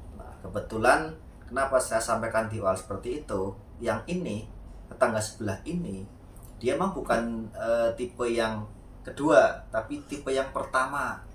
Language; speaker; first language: Indonesian; non-native, local second language; Javanese